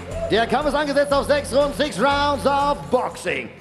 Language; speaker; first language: German; native; German